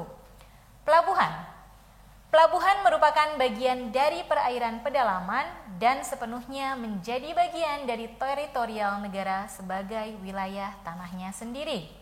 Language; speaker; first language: Indonesian; native; Indonesian